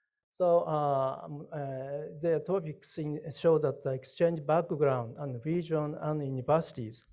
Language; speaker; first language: English; non-native, learner; Japanese